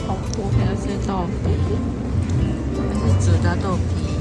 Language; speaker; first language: Chinese; non-native, fluent; Japanese